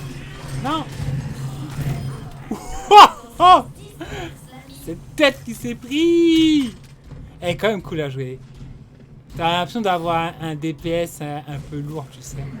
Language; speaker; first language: French; native; French